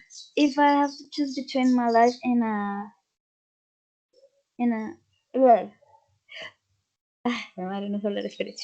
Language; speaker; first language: English; non-native, fluent; Spanish